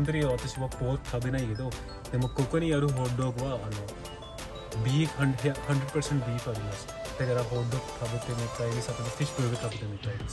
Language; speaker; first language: Japanese; non-native, learner; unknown